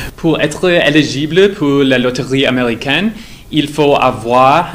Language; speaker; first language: French; non-native, fluent; English